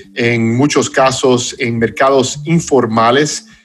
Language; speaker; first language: Spanish; non-native, fluent; English